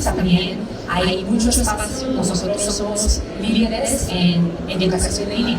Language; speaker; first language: Spanish; early bilingual, heritage; Spanish